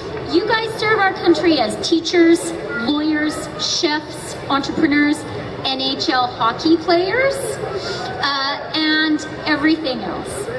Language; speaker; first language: English; native; English